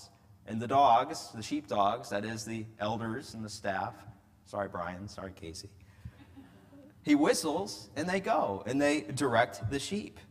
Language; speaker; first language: English; native; English